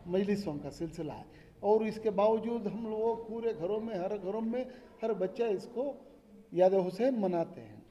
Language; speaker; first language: Hindi; non-native, local second language; Urdu